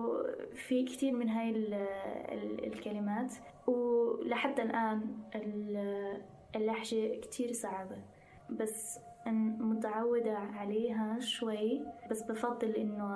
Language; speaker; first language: Arabic; non-native, fluent; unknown